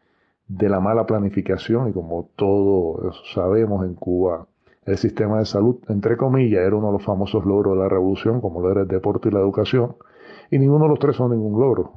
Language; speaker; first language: Spanish; native; Spanish